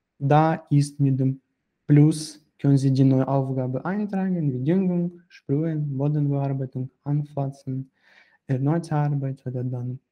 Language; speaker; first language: German; non-native, fluent; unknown